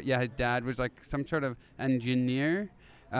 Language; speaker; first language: English; native; English